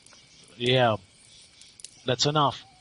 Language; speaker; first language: English; non-native, learner; German